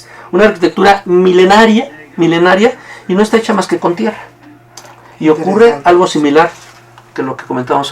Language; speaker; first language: Spanish; native; Spanish